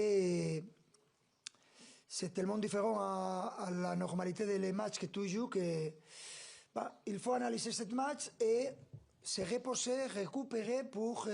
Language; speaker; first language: French; non-native, fluent; Spanish